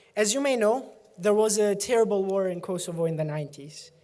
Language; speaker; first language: English; early bilingual, other home language; Albanian